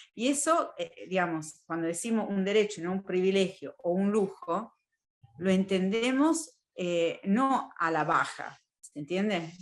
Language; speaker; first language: Spanish; non-native, fluent; Italian